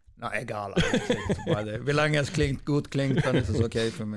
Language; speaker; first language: German; non-native, fluent; Swedish